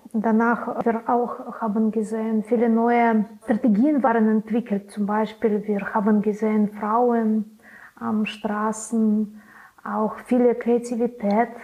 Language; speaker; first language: German; non-native, learner; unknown